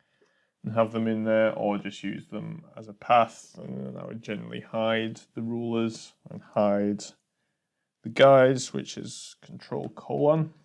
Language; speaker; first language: English; native; English